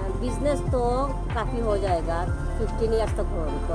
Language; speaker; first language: Hindi; non-native, local second language; Marwari